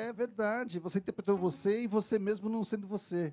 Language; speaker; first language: Portuguese; native; Portuguese